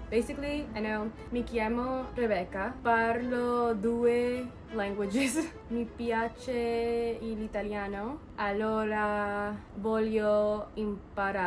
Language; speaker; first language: Italian; non-native, learner; English